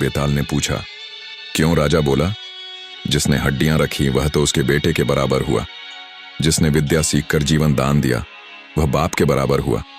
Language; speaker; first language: Hindi; native; Hindi